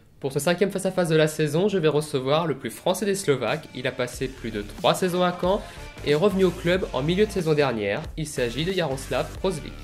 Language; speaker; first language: French; native; French